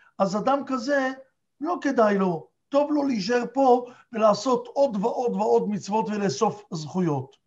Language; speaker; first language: Hebrew; native; Hebrew